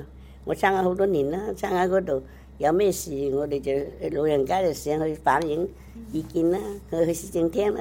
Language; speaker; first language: Chinese; native; Chinese